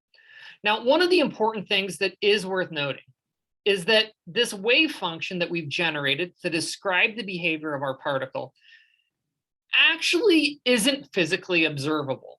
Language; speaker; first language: English; native; English